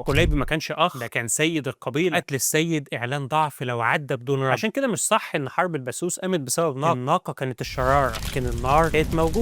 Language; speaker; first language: Arabic; native; Arabic